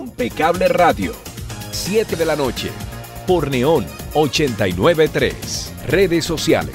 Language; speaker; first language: Spanish; native; Spanish